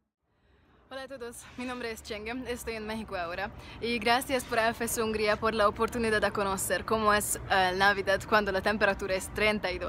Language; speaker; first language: Spanish; non-native, learner; Hungarian